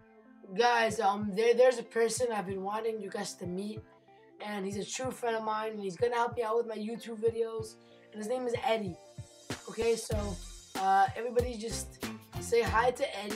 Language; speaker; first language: English; native; English